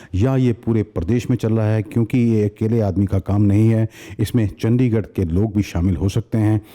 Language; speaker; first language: Hindi; non-native, local second language; Punjabi